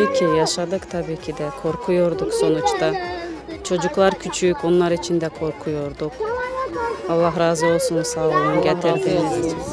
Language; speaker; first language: Turkish; early bilingual, heritage; Turkish